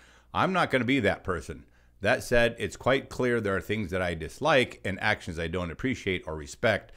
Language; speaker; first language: English; native; English